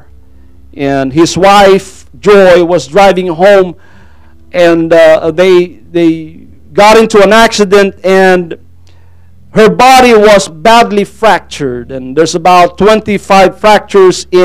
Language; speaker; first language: English; non-native, local second language; Filipino